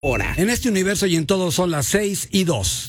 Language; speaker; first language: Spanish; native; Spanish